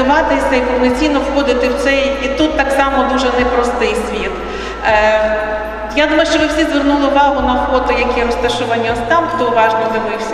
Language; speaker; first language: Ukrainian; native; Ukrainian